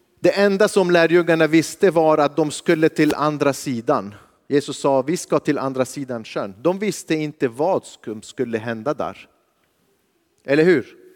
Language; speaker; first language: Swedish; non-native, fluent; Arabic